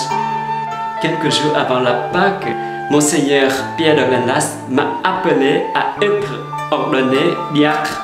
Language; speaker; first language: French; non-native, fluent; Vietnamese